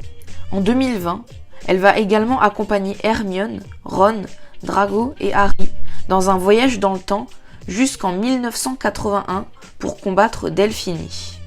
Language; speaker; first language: French; native; French